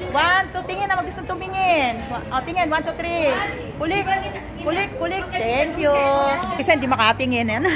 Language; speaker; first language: Filipino; non-native, local second language; Iloko